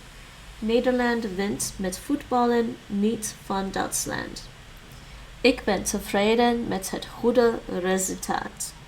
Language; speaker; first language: Dutch; non-native, learner; English